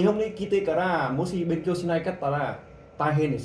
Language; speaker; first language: Japanese; non-native, learner; Vietnamese